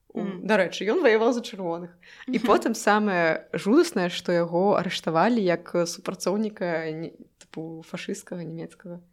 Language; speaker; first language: Belarusian; non-native, local second language; Russian